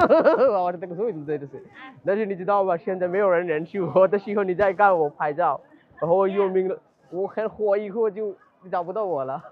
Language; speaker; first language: Chinese; non-native, learner; Bangla